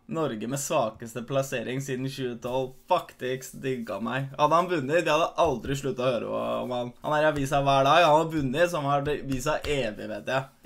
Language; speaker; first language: Norwegian; early bilingual, other home language; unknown